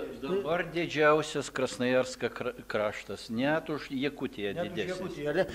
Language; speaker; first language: Lithuanian; early bilingual, heritage; Lithuanian